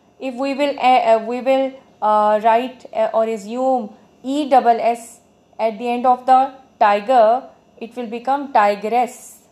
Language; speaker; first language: English; non-native, local second language; Urdu